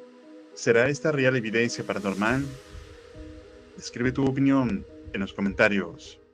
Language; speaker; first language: Spanish; native; Spanish